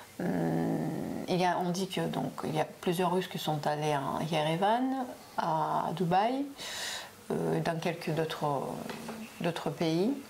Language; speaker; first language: French; non-native, fluent; Russian